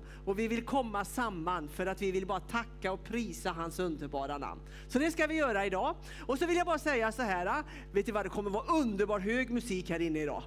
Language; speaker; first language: Swedish; native; Swedish